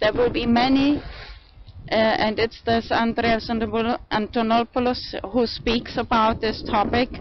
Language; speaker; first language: English; non-native, fluent; German